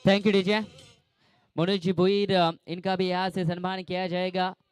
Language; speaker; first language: Hindi; non-native, local second language; Marathi